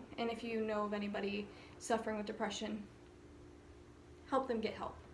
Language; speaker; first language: English; native; English